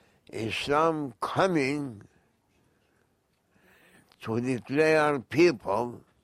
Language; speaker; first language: English; non-native, fluent; Turkish